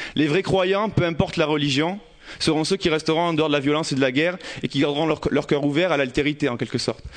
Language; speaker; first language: French; native; French